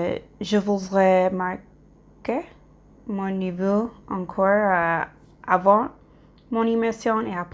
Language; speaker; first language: French; non-native, learner; English